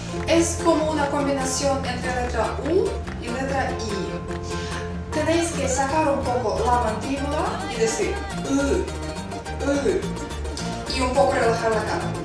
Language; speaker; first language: Spanish; non-native, fluent; Russian